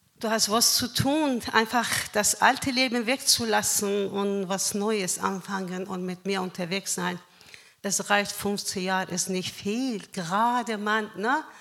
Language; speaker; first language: German; non-native, fluent; Persian